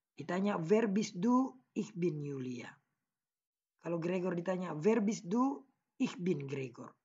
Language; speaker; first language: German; non-native, learner; Indonesian